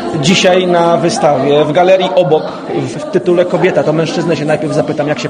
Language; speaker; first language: Polish; native; Polish